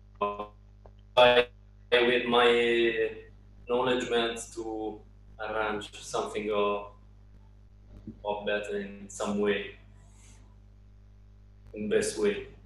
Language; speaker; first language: English; non-native, learner; Italian